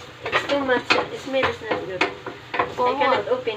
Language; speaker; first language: English; non-native, learner; Filipino